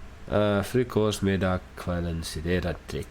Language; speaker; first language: Swedish; non-native, learner; English